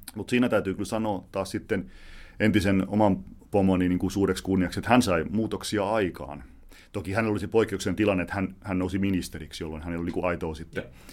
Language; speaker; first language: Finnish; native; Finnish